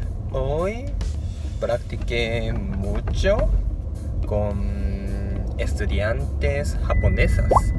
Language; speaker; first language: Spanish; non-native, learner; Japanese